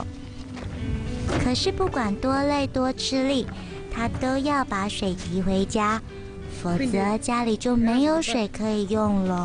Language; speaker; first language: Chinese; native; Chinese